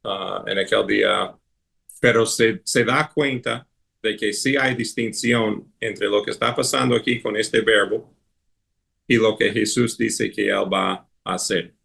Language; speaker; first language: Spanish; non-native, fluent; English